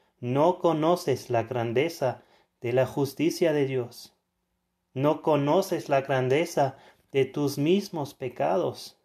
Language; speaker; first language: Spanish; non-native, fluent; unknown